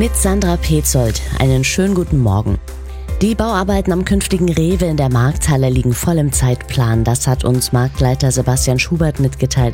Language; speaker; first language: German; native; German